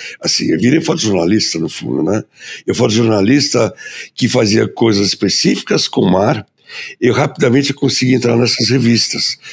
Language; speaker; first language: Portuguese; early bilingual, other home language; German